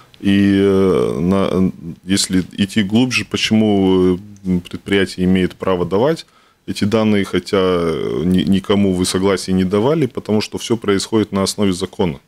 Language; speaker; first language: Russian; non-native, local second language; Latvian